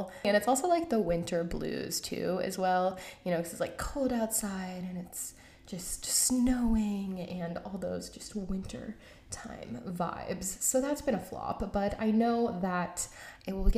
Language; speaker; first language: English; native; English